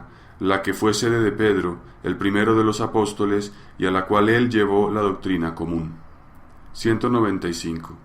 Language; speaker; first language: Spanish; native; Spanish